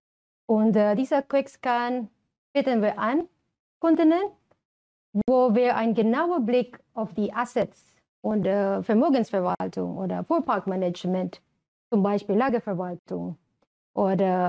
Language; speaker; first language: German; non-native, fluent; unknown